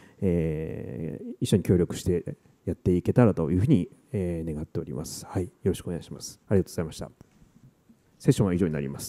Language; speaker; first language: Japanese; native; Japanese